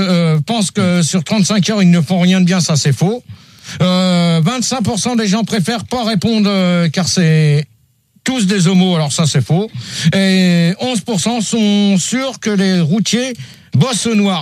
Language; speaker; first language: French; native; French